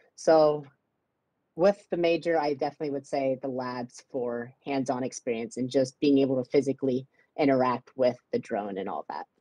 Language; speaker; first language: English; native; English